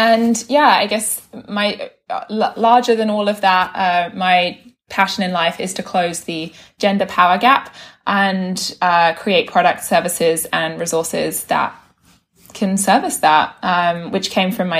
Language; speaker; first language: English; native; English